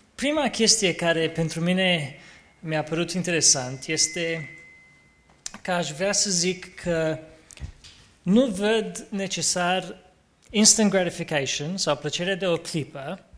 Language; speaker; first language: Romanian; early bilingual, heritage; Romanian